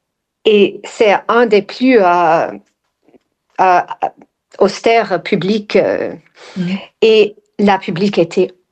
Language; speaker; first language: French; non-native, fluent; English